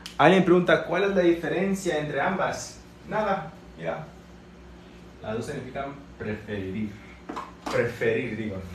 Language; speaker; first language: Spanish; early bilingual, heritage; Spanish